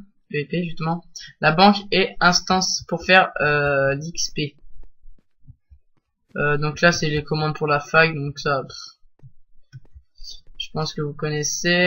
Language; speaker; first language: French; native; French